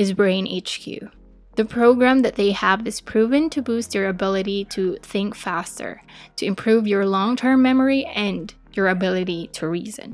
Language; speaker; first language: English; non-native, local second language; Filipino